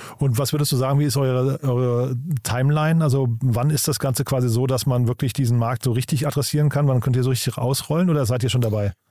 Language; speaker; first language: German; native; German